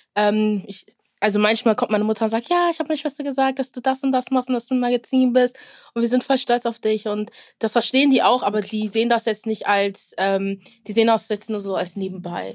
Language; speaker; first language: German; early bilingual, other home language; Akan